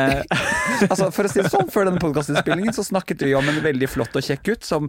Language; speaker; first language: Norwegian; native; Norwegian